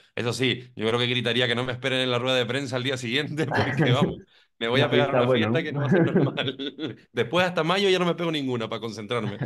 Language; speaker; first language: Spanish; native; Spanish